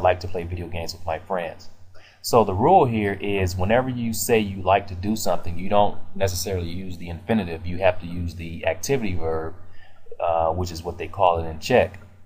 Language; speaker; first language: English; native; English